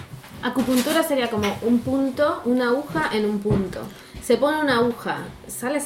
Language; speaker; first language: Spanish; native; Spanish